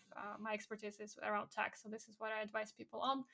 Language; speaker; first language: English; non-native, fluent; Belarusian